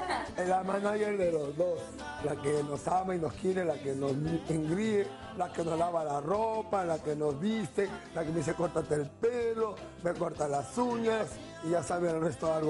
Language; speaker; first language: Spanish; native; Spanish